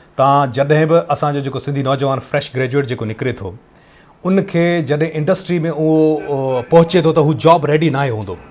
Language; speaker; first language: Sindhi; non-native, local second language; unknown